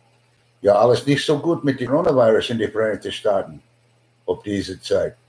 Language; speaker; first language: German; non-native, learner; English